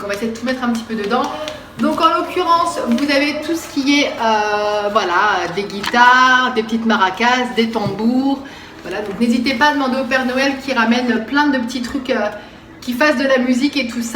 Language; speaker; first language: French; native; French